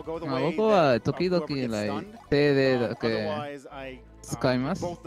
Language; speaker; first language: Japanese; non-native, learner; Spanish